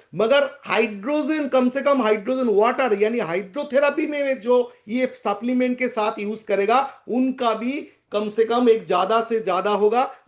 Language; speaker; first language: Hindi; non-native, local second language; Bangla